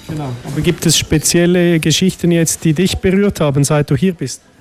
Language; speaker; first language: German; native; German